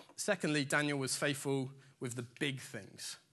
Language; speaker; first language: English; native; English